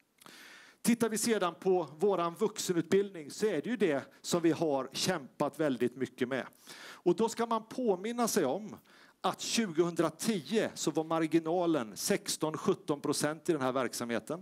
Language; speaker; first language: Swedish; native; Swedish